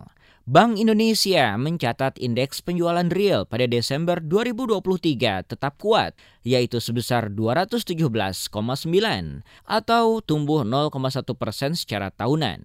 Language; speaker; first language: Indonesian; native; Indonesian